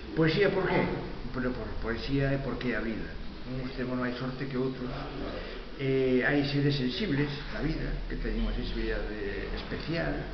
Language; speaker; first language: Galician; native; Galician